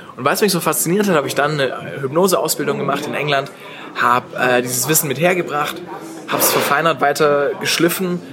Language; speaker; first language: German; native; German